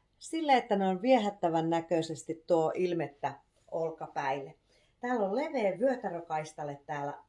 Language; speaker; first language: Finnish; native; Finnish